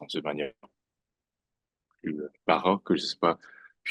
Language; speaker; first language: French; non-native, fluent; English